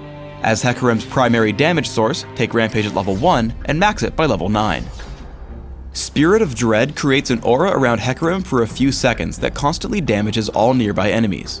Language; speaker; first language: English; native; English